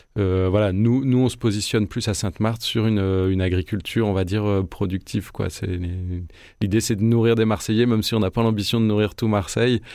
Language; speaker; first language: French; native; French